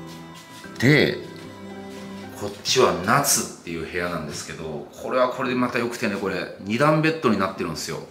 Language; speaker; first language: Japanese; native; Japanese